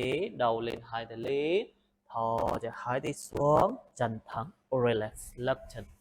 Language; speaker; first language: Vietnamese; non-native, learner; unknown